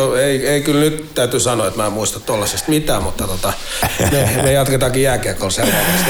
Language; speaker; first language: Finnish; native; Finnish